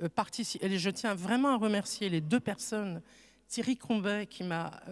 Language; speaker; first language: French; native; French